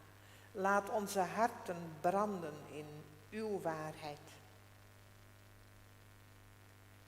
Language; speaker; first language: Dutch; non-native, local second language; Western Frisian